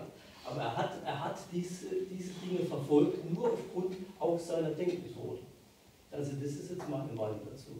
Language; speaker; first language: German; native; German